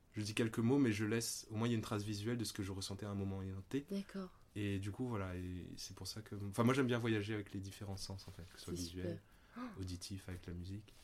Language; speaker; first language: French; native; French